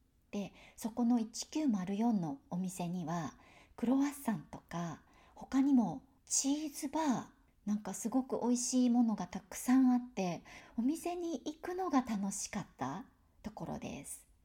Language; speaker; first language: Japanese; native; Japanese